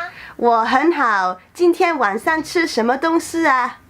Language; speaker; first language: Chinese; non-native, learner; Cantonese